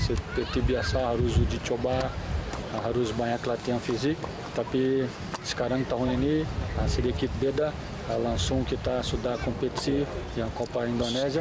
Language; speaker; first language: Indonesian; non-native, fluent; Portuguese